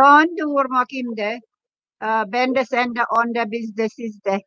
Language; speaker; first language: Turkish; non-native, learner; English